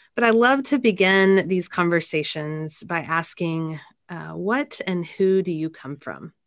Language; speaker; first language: English; native; English